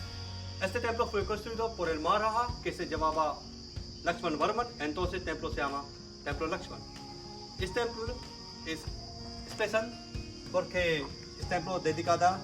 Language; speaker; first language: Spanish; non-native, learner; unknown